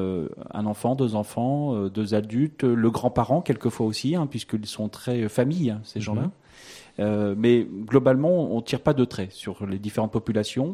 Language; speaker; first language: French; native; French